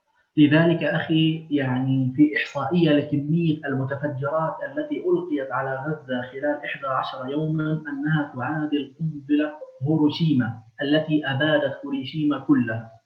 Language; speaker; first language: Arabic; native; Arabic